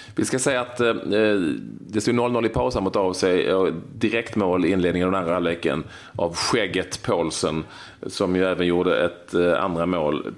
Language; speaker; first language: Swedish; native; Swedish